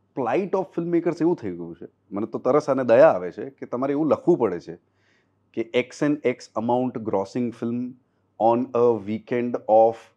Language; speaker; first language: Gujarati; non-native, local second language; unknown